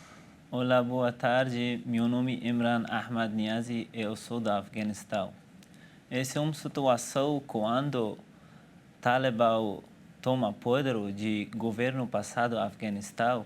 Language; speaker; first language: Portuguese; non-native, learner; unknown